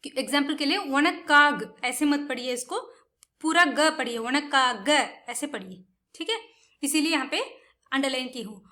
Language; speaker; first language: Hindi; non-native, local second language; Tamil